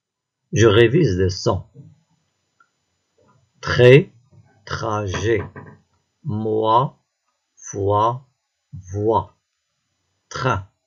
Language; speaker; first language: French; non-native, local second language; Arabic